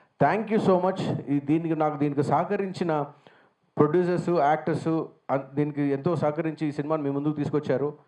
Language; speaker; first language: Telugu; native; Telugu